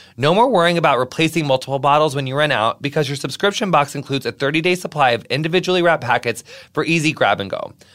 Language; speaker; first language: English; native; English